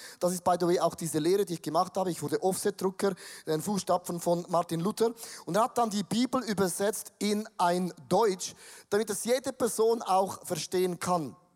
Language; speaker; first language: German; native; German